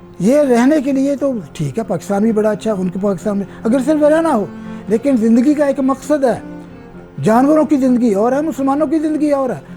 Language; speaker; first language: Urdu; non-native, local second language; Punjabi